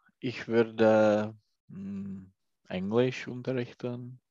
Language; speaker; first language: German; non-native, learner; Czech